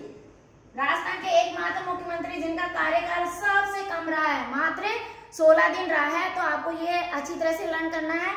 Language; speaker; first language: Hindi; native; Hindi